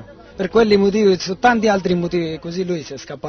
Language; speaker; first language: Italian; non-native, learner; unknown